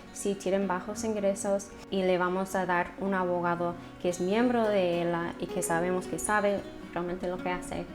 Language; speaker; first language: Spanish; non-native, fluent; English